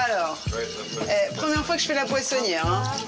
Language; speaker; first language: French; native; French